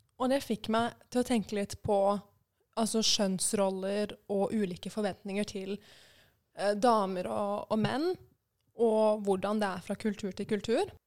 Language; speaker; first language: Norwegian; early bilingual, other home language; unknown